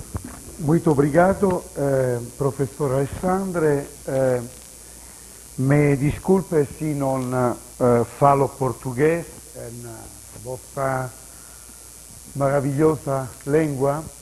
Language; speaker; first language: Portuguese; non-native, learner; Italian